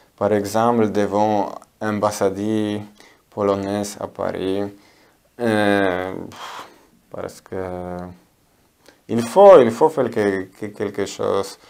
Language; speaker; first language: French; non-native, learner; Polish